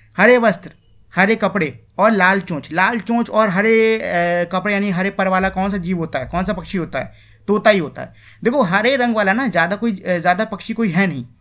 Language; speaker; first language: Hindi; native; Hindi